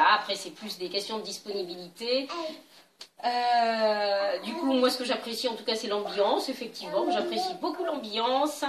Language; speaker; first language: French; native; French